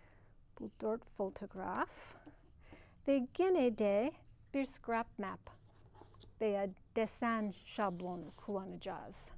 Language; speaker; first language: Turkish; non-native, fluent; English